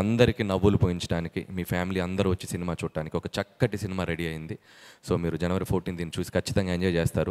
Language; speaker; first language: Telugu; native; Telugu